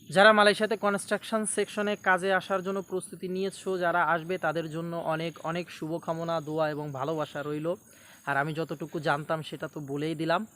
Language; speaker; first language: Bangla; native; Bangla